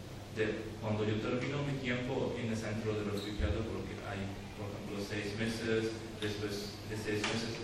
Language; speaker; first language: Spanish; non-native, learner; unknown